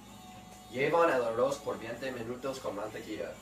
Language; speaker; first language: Spanish; non-native, learner; English